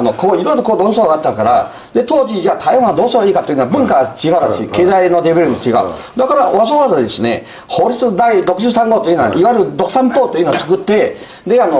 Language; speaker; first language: Japanese; non-native, fluent; Min Nan Chinese